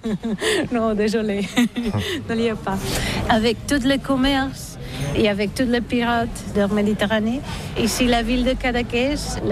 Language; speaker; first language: French; non-native, learner; Catalan